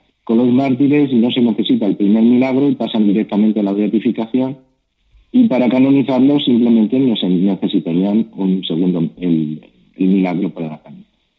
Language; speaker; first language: Spanish; native; Spanish